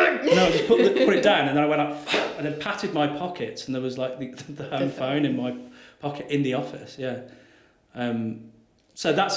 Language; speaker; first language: English; native; English